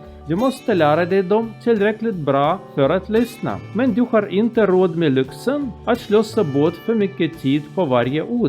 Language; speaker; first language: Swedish; non-native, learner; Russian